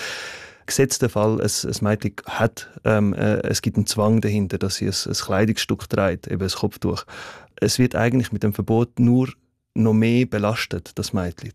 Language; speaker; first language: German; early bilingual, other home language; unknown